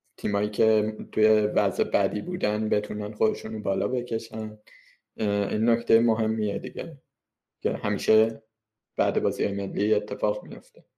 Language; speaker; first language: Persian; native; Persian